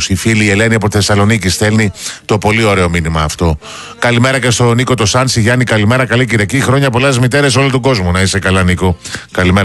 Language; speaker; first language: Greek; native; Greek